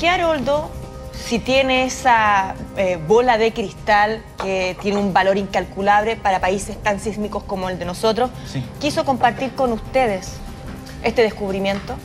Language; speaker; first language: Spanish; native; Spanish